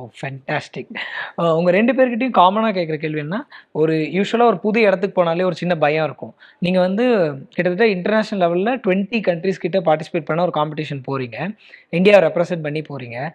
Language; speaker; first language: Tamil; native; Tamil